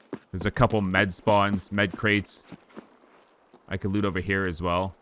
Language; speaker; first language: English; native; English